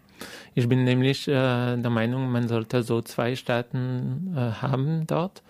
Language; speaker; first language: German; non-native, fluent; French